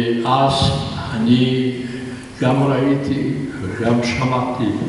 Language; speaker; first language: Hebrew; non-native, fluent; Polish